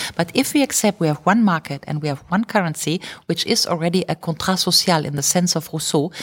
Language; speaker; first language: English; non-native, fluent; German